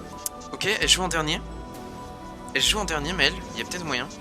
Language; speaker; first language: French; native; French